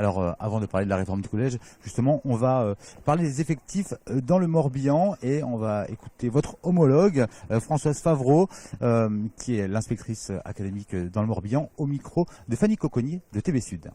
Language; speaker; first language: French; native; French